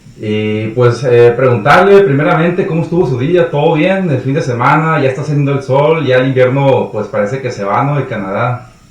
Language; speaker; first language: Spanish; native; Spanish